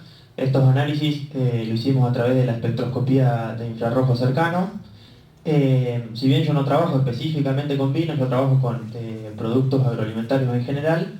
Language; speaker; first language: Spanish; native; Spanish